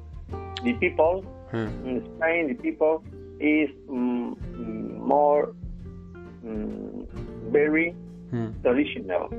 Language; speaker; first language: English; non-native, learner; Spanish